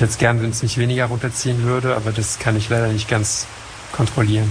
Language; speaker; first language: German; non-native, fluent; French